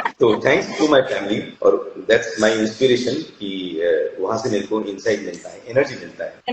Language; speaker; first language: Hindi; non-native, local second language; Assamese